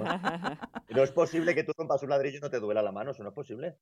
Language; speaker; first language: Spanish; native; Spanish